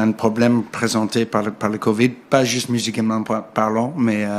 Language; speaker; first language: French; non-native, fluent; English